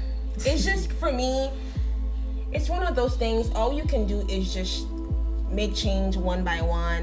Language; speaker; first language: English; non-native, fluent; French